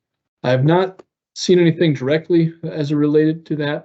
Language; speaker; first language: English; native; English